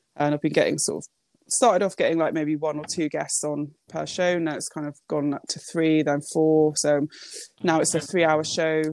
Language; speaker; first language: English; early bilingual, other home language; Japanese